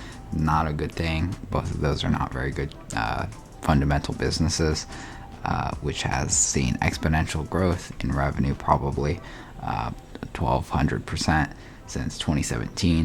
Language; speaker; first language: English; native; English